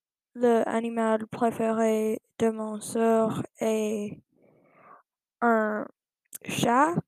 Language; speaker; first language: French; non-native, learner; English